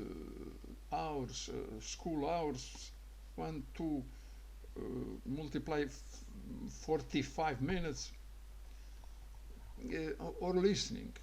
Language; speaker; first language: English; non-native, learner; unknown